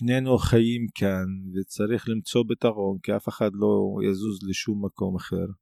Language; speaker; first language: Hebrew; non-native, local second language; Arabic